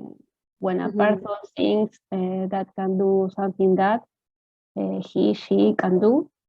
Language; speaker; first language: English; non-native, learner; Spanish